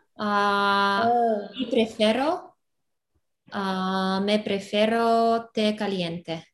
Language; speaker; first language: Spanish; non-native, learner; English